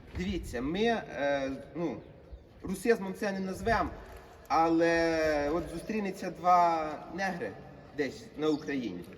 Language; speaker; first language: Ukrainian; native; Ukrainian